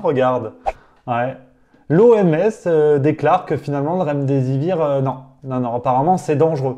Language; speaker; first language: French; native; French